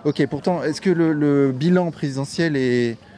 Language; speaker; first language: French; native; French